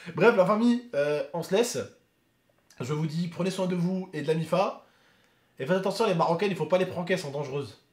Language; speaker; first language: French; native; French